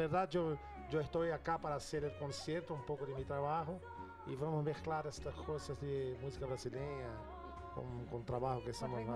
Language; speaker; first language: Spanish; non-native, local second language; Portuguese